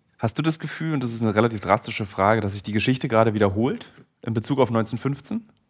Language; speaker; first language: German; native; German